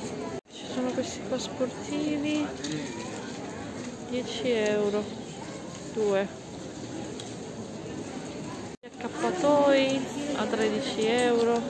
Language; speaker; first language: Italian; non-native, local second language; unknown